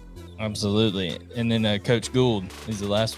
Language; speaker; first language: English; native; English